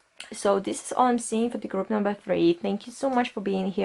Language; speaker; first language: English; non-native, fluent; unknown